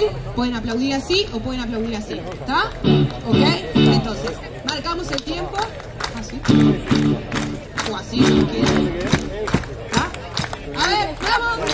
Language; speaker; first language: Spanish; native; Spanish